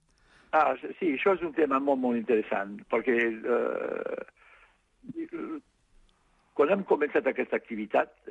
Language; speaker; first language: Catalan; non-native, fluent; French